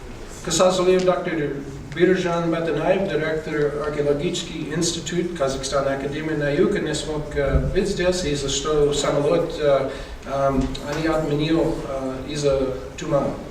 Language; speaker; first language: Russian; non-native, learner; English